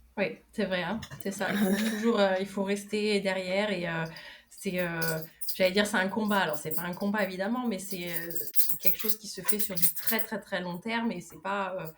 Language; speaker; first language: French; native; French